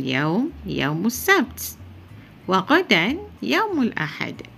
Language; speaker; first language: Arabic; non-native, fluent; Malay